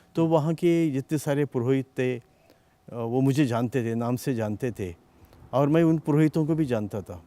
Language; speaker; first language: Hindi; non-native, local second language; Konkani